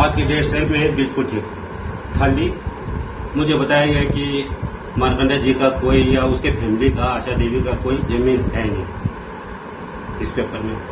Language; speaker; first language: Hindi; native; Hindi